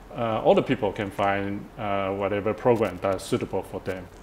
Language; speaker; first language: English; non-native, fluent; Chinese